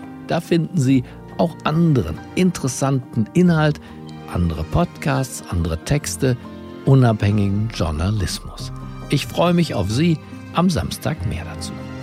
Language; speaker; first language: German; native; German